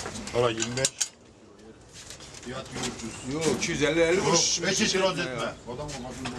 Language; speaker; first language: Turkish; native; Turkish